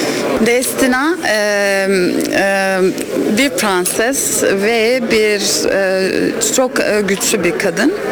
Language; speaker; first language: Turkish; non-native, learner; English